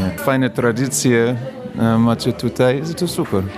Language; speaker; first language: Polish; non-native, learner; English